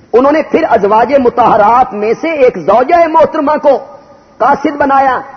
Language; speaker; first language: Urdu; non-native, local second language; Punjabi